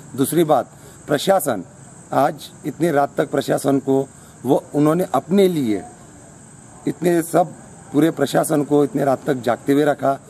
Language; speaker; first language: Hindi; non-native, local second language; Marathi